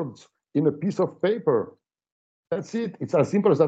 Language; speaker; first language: English; non-native, fluent; French